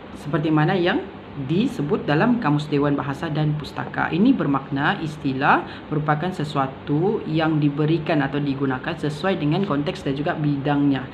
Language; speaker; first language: Malay; native; Malay